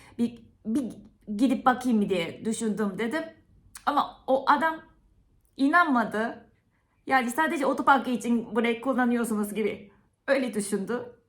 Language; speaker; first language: Turkish; non-native, fluent; Japanese